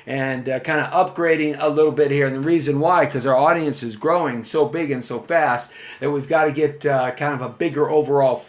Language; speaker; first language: English; native; English